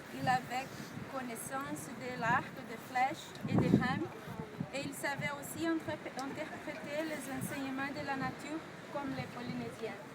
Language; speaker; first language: French; non-native, learner; Portuguese